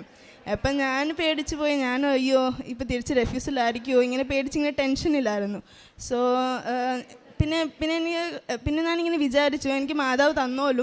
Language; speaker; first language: Malayalam; early bilingual, heritage; Malayalam